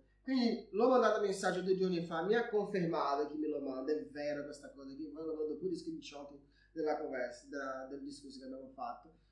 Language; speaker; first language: Italian; non-native, fluent; Portuguese